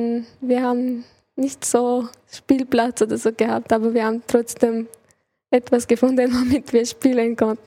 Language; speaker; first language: German; early bilingual, other home language; Chechen